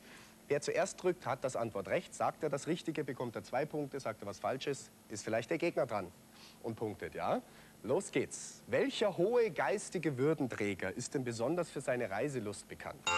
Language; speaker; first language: German; native; German